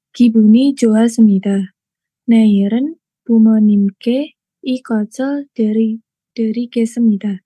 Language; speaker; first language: Korean; non-native, learner; Indonesian